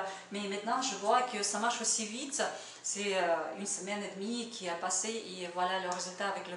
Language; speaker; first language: French; non-native, learner; Russian